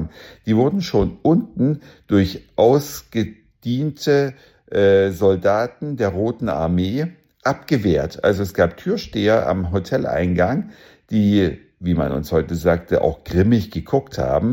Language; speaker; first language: German; native; German